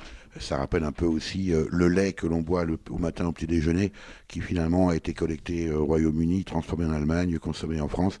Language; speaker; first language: French; native; French